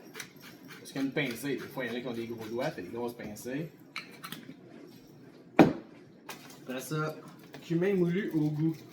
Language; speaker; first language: French; native; French